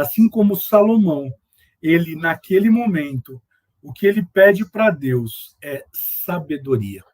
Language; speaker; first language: Portuguese; native; Portuguese